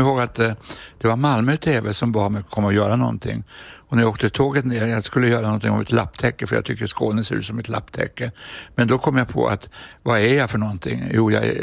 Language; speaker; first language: Swedish; native; Swedish